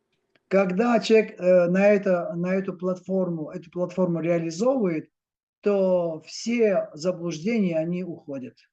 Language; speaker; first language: Russian; native; Russian